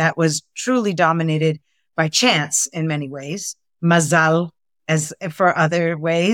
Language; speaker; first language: English; native; English